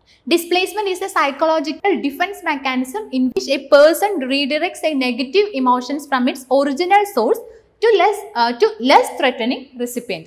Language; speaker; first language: English; non-native, local second language; Malayalam